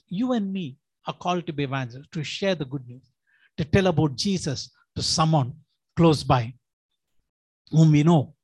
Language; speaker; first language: English; non-native, local second language; Tamil